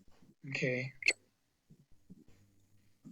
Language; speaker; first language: Spanish; non-native, learner; English